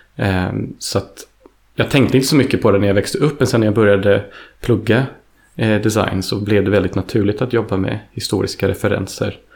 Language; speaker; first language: Swedish; early bilingual, heritage; Swedish